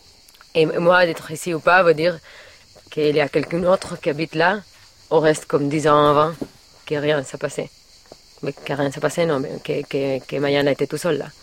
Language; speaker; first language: French; non-native, learner; Catalan